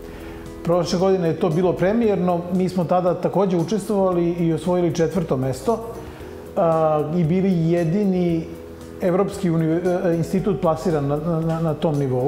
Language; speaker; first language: Serbian; native; Serbian